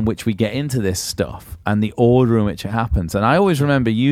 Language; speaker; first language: English; native; English